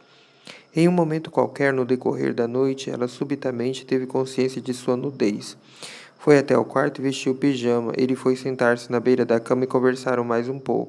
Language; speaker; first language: Portuguese; native; Portuguese